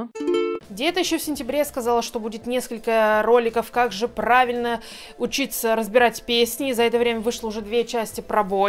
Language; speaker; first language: Russian; native; Russian